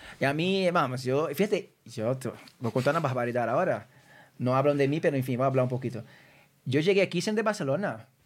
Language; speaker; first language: Spanish; non-native, fluent; Portuguese